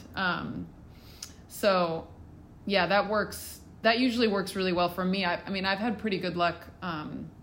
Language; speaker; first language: English; native; English